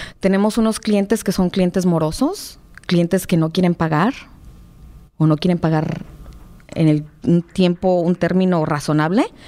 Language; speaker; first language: Spanish; native; Spanish